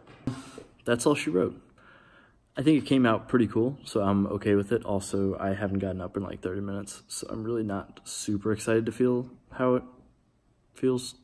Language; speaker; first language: English; native; English